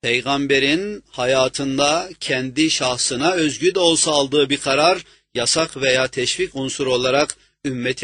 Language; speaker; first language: Turkish; native; Turkish